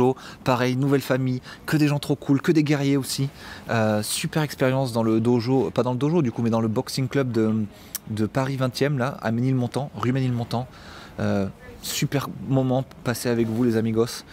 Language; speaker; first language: French; native; French